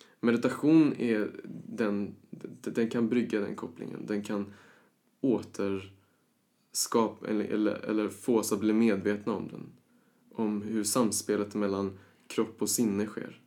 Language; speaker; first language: Swedish; early bilingual, other home language; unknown